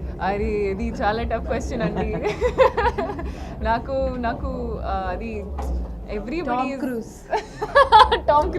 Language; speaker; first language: Telugu; non-native, learner; Hindi